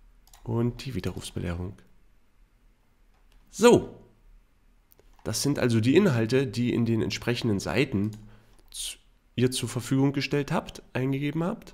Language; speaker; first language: German; native; German